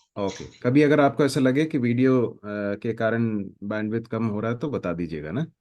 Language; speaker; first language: Hindi; native; Hindi